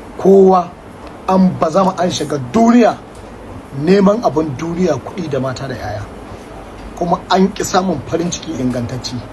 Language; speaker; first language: Hausa; native; Hausa